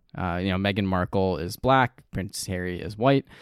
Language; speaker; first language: English; native; English